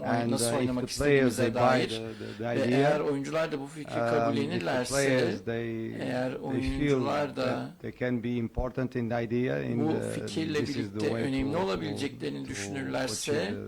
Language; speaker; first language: Turkish; non-native, learner; Portuguese